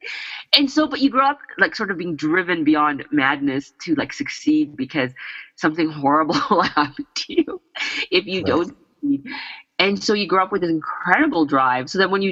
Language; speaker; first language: English; native; English